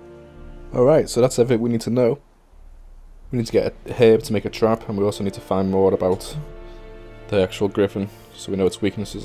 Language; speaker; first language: English; native; English